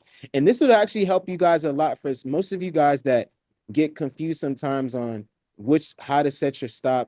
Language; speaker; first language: English; native; English